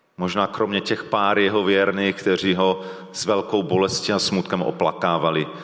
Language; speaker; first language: Czech; native; Czech